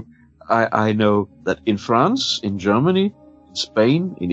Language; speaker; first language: English; non-native, fluent; Danish